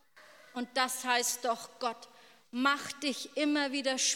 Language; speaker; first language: German; native; German